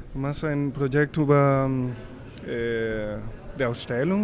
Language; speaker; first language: German; non-native, fluent; Spanish